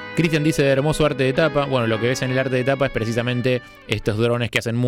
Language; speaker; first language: Spanish; native; Spanish